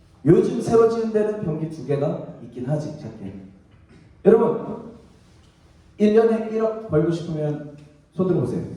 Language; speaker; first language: Korean; native; Korean